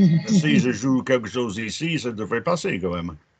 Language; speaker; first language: French; non-native, fluent; English